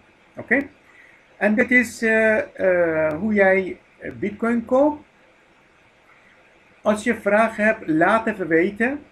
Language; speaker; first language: Dutch; non-native, fluent; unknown